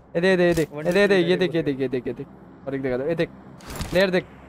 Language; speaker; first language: Hindi; non-native, local second language; Bangla